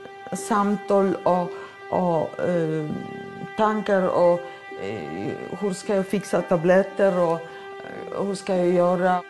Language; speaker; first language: Swedish; non-native, fluent; Polish